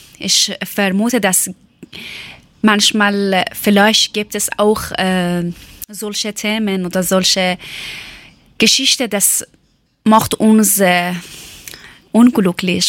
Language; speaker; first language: German; non-native, learner; Persian